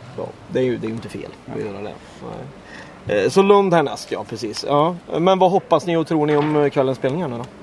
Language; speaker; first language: Swedish; native; Swedish